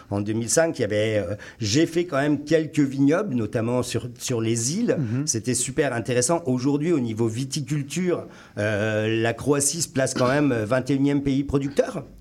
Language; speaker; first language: French; native; French